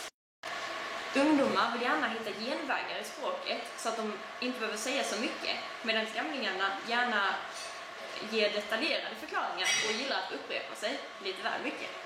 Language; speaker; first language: Swedish; native; Swedish